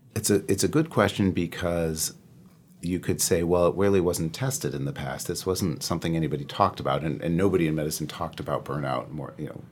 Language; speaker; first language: English; native; English